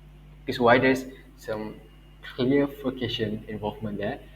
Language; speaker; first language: English; non-native, local second language; Malay